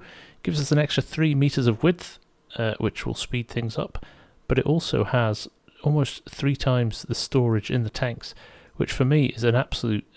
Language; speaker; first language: English; native; English